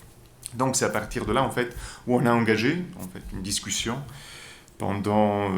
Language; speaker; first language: French; native; French